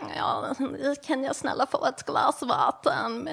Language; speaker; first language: Swedish; non-native, learner; English